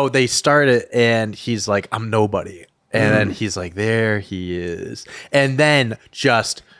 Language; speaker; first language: English; native; English